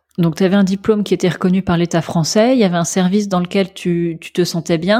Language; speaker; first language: French; native; French